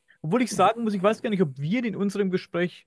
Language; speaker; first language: German; native; German